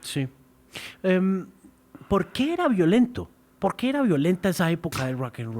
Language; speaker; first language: Spanish; non-native, fluent; English